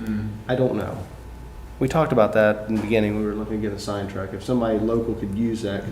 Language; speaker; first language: English; native; English